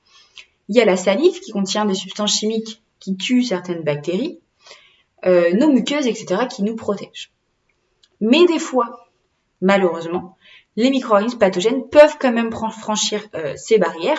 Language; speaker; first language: French; native; French